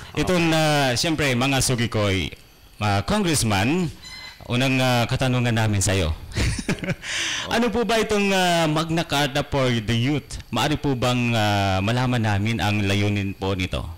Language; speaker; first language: Filipino; non-native, local second language; Waray